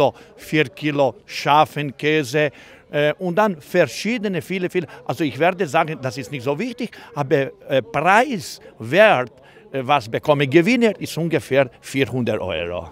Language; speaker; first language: German; non-native, fluent; Croatian